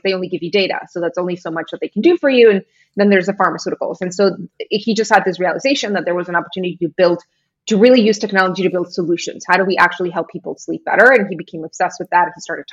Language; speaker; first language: English; non-native, fluent; Spanish